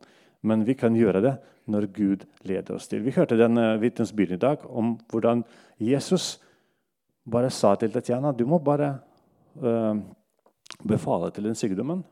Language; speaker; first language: Norwegian; non-native, local second language; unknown